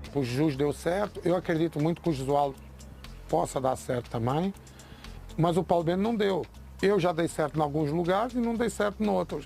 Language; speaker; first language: Portuguese; native; Portuguese